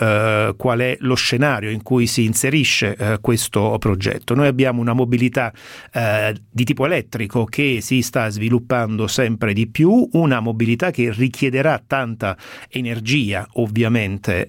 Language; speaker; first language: Italian; native; Italian